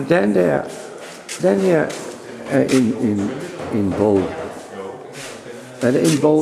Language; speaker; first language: Danish; non-native, learner; English